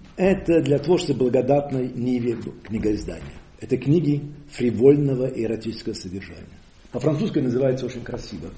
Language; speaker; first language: Russian; non-native, fluent; Occitan